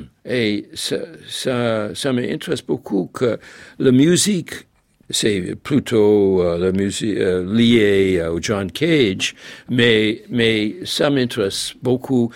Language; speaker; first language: French; non-native, fluent; English